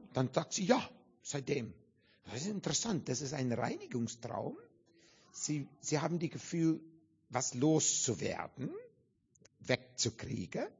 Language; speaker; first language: German; non-native, fluent; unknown